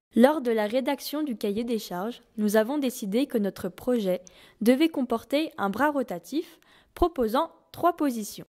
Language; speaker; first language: French; native; French